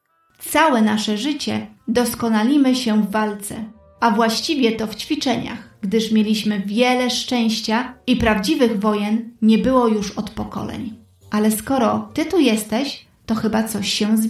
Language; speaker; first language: Polish; native; Polish